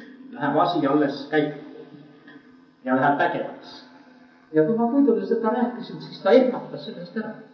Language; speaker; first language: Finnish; non-native, learner; Estonian